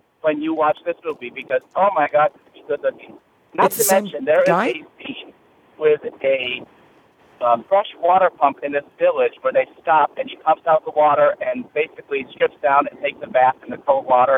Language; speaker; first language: English; native; English